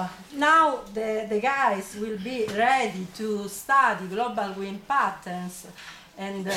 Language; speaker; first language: English; non-native, fluent; Italian